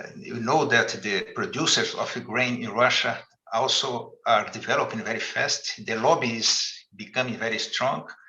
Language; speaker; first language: English; non-native, fluent; Portuguese